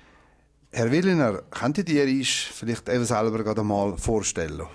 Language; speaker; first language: German; native; German